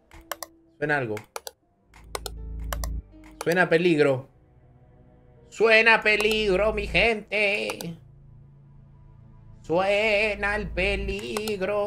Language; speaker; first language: Spanish; native; Spanish